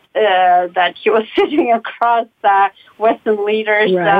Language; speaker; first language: English; non-native, fluent; Russian